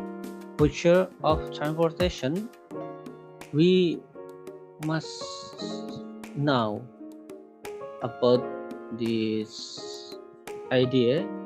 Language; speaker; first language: English; non-native, learner; Indonesian